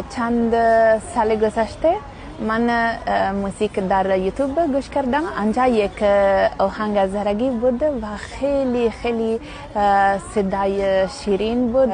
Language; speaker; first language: Persian; non-native, learner; Italian